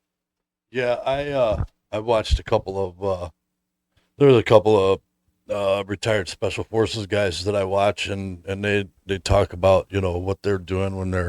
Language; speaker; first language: English; native; English